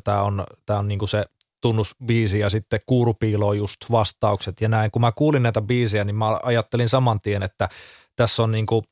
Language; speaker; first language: Finnish; native; Finnish